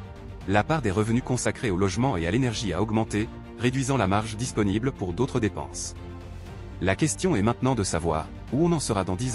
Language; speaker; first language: French; native; French